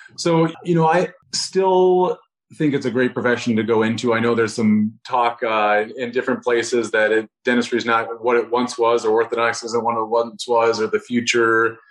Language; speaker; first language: English; native; English